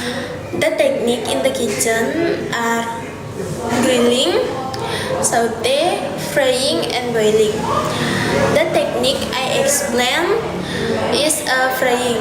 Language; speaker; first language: English; non-native, learner; Indonesian